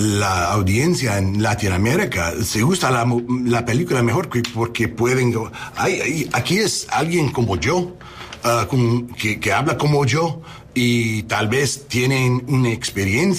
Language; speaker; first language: Spanish; non-native, learner; English